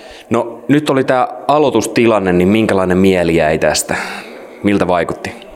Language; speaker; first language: Finnish; native; Finnish